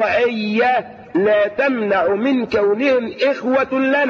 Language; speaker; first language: Arabic; native; Arabic